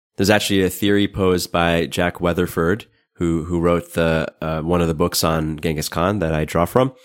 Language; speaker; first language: English; native; English